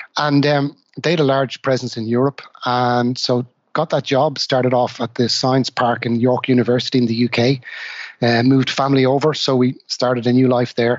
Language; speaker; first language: English; native; English